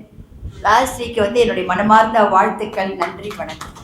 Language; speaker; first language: Tamil; native; Tamil